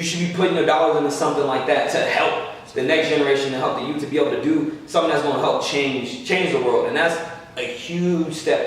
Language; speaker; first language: English; native; English